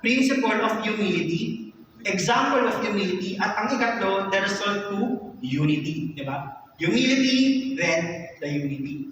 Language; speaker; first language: English; non-native, local second language; Filipino